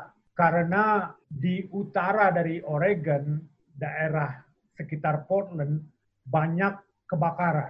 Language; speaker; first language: Indonesian; native; Indonesian